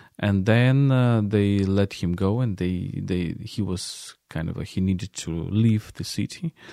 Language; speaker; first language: English; non-native, fluent; Ukrainian